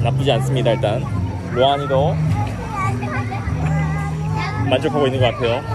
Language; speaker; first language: Korean; native; Korean